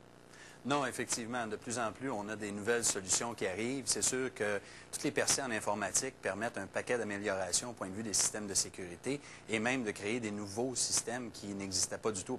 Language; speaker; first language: French; native; French